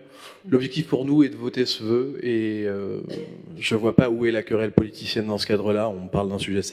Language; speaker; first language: French; native; French